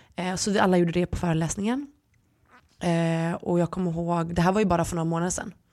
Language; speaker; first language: Swedish; early bilingual, other home language; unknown